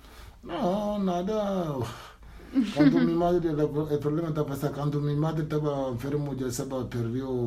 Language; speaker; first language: Spanish; non-native, learner; Wolof